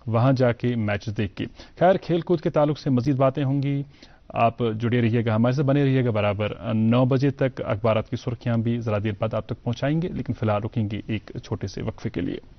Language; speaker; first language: Hindi; non-native, local second language; Kashmiri